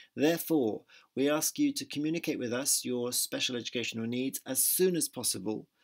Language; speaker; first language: English; native; English